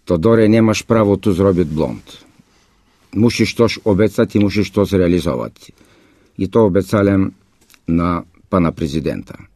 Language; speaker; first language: Polish; non-native, fluent; Bulgarian